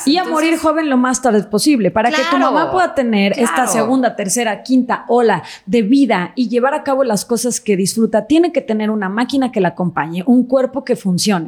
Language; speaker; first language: Spanish; native; Spanish